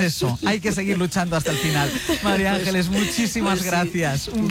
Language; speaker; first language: Spanish; native; Spanish